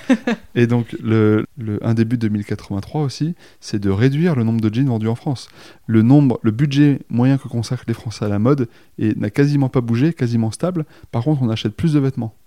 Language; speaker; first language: French; native; French